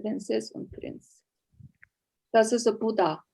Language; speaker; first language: German; non-native, learner; Uyghur